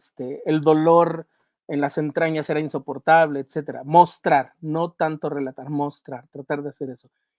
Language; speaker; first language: Spanish; native; Spanish